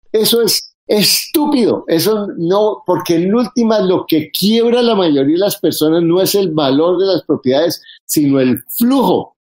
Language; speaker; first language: Spanish; native; Spanish